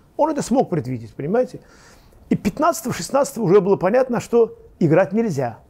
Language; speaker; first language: Russian; non-native, local second language; Azerbaijani